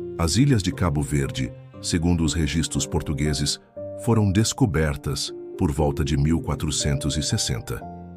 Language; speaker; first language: Portuguese; non-native, local second language; Kabuverdianu